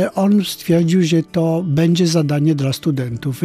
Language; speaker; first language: Polish; non-native, fluent; Italian